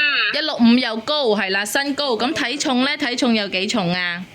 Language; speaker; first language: Cantonese; native; Cantonese